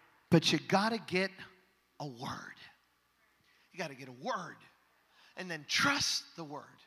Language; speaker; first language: English; early bilingual, other home language; Spanish